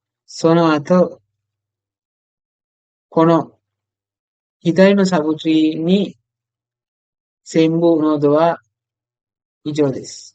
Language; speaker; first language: Japanese; non-native, fluent; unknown